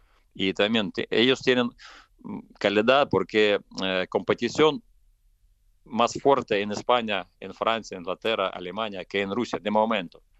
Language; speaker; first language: Spanish; non-native, fluent; Russian